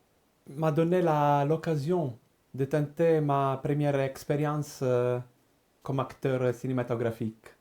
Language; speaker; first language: French; non-native, fluent; Italian